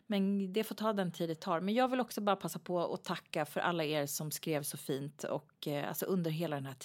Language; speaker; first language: Swedish; native; Swedish